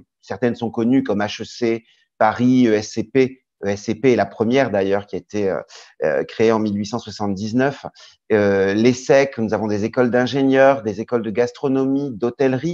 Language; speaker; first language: French; native; French